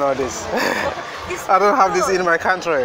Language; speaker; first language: English; non-native, learner; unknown